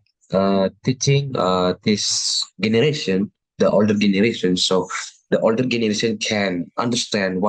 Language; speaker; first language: English; non-native, learner; Indonesian